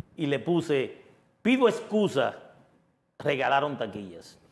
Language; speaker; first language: Spanish; native; Spanish